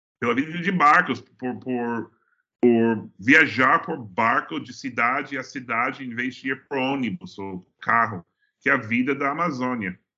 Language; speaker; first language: Portuguese; non-native, fluent; English